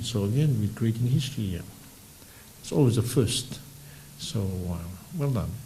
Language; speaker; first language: English; non-native, local second language; Fijian